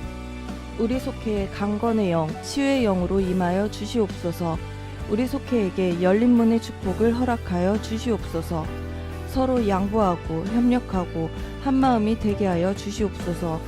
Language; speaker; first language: Korean; native; Korean